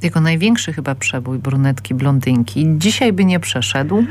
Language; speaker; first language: Polish; native; Polish